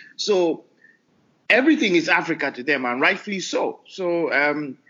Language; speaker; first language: English; non-native, local second language; Hausa